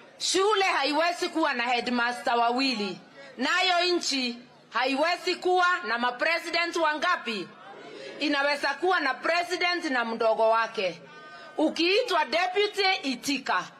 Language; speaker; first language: Swahili; non-native, local second language; Kikuyu